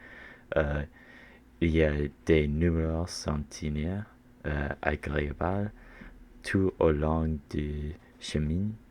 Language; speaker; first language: French; non-native, learner; English